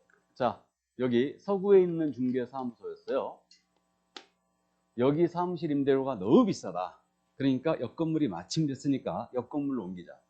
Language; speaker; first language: Korean; native; Korean